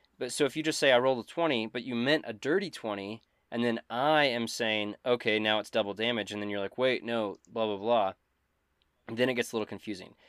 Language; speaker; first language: English; native; English